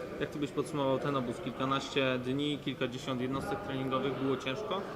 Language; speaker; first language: Polish; native; Polish